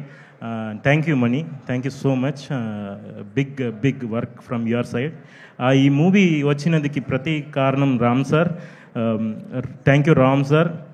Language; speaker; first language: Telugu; non-native, fluent; Tamil